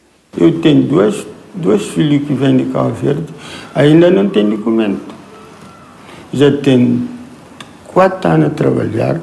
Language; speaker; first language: Portuguese; non-native, local second language; Kabuverdianu